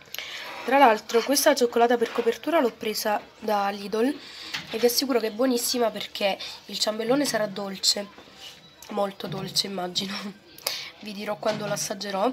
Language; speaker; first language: Italian; native; Italian